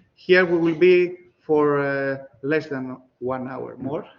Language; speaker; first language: English; non-native, fluent; Greek